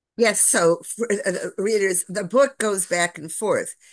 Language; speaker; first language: English; native; English